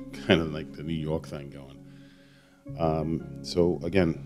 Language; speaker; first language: English; native; English